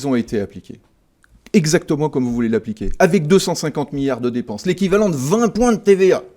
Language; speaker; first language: French; native; French